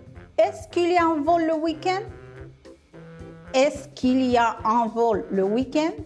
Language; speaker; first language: French; non-native, fluent; Spanish